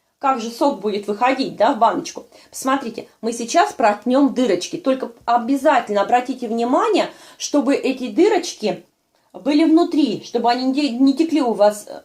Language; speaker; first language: Russian; native; Russian